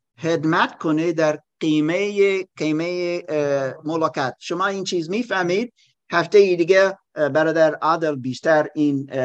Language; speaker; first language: Persian; non-native, learner; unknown